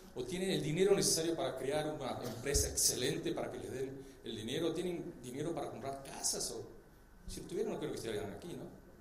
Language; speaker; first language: Spanish; early bilingual, other home language; Korean